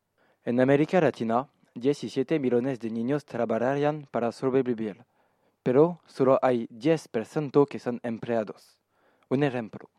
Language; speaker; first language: Spanish; non-native, learner; French